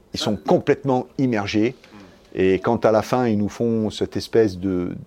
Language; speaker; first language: French; native; French